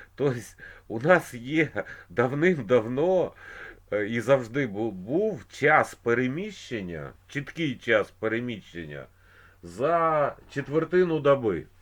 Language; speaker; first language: Ukrainian; non-native, local second language; Russian